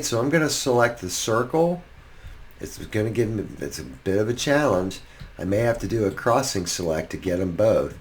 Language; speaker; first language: English; native; English